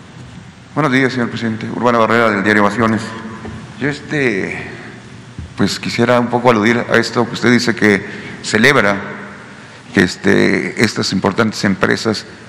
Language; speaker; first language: Spanish; native; Spanish